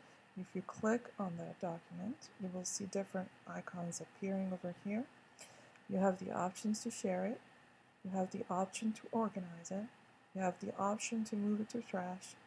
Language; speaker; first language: English; native; English